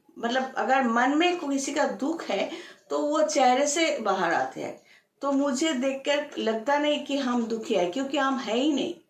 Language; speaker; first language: Hindi; non-native, local second language; Bangla